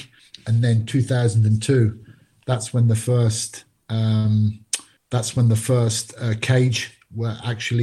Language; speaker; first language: English; native; English